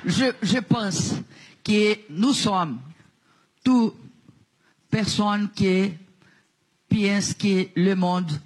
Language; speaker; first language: French; non-native, learner; Portuguese